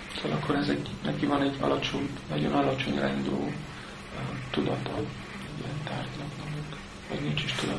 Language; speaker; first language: Hungarian; non-native, learner; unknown